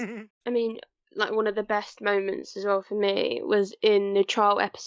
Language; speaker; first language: English; native; English